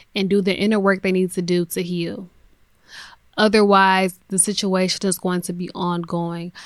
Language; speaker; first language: English; native; English